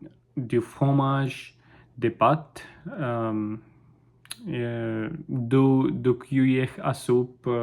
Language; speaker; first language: French; non-native, learner; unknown